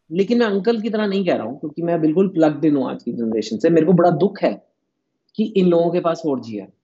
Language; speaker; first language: Hindi; native; Hindi